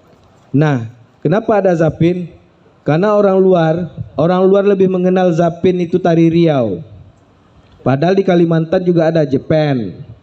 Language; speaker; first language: Indonesian; native; Indonesian